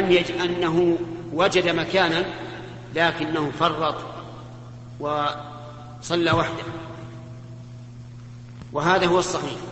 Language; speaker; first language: Arabic; native; Arabic